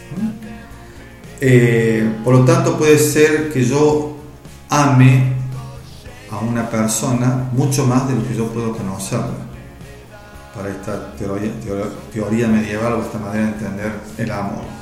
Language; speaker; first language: Spanish; native; Spanish